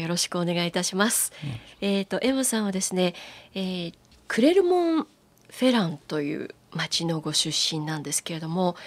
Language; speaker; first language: Japanese; native; Japanese